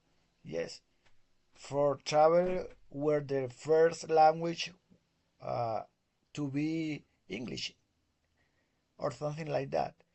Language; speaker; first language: English; non-native, learner; Spanish